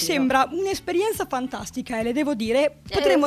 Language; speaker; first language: Italian; native; Italian